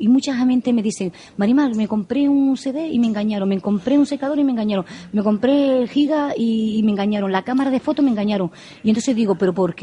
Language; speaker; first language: Spanish; native; Spanish